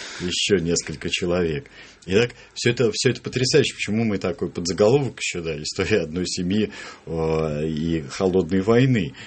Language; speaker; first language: Russian; native; Russian